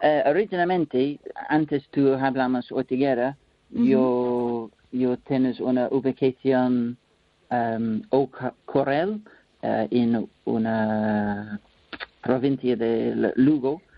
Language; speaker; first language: Spanish; non-native, learner; English